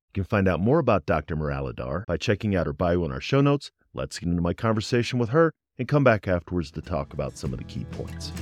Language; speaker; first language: English; native; English